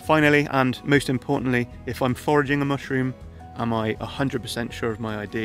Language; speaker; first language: English; native; English